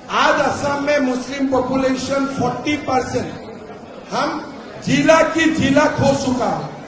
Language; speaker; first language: Hindi; non-native, local second language; Assamese